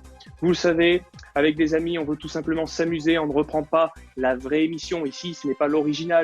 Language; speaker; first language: French; native; French